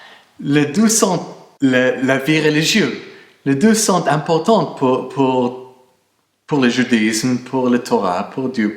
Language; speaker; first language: French; non-native, fluent; English